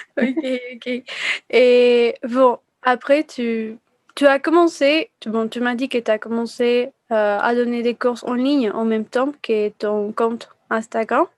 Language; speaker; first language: French; non-native, fluent; Spanish